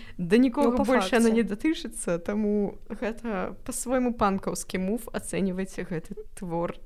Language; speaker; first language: Belarusian; non-native, local second language; Russian